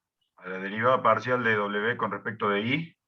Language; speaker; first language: Spanish; native; Spanish